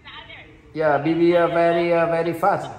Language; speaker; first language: English; non-native, learner; Vietnamese